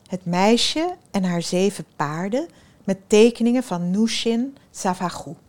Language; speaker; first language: Dutch; early bilingual, other home language; Swedish